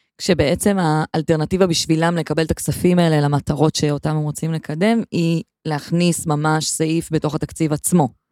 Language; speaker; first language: Hebrew; native; Hebrew